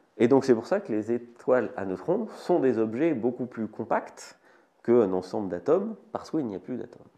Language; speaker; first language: French; native; French